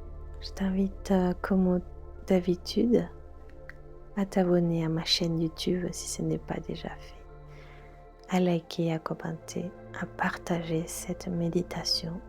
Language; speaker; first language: French; non-native, fluent; Spanish